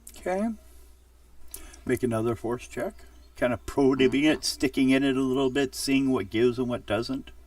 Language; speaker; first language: English; native; English